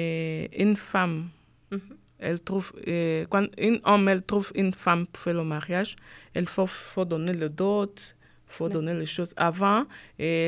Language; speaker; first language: French; non-native, learner; Portuguese